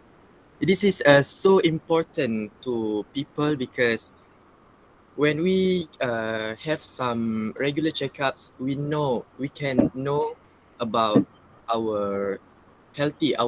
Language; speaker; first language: English; non-native, local second language; Malay